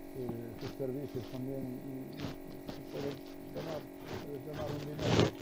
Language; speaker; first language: Spanish; non-native, learner; Slovenian